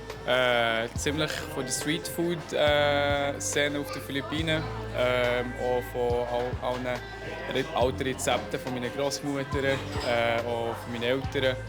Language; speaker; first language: German; early bilingual, other home language; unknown